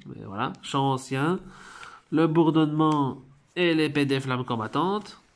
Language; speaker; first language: French; native; French